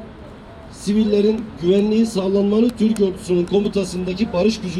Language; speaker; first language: Turkish; native; Turkish